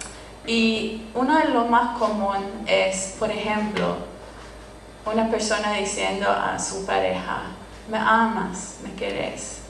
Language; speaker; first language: Spanish; non-native, fluent; English